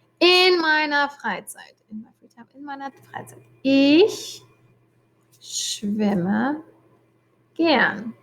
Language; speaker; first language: German; non-native, fluent; English